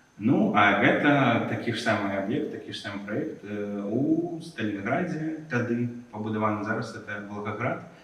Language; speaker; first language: Belarusian; non-native, local second language; Russian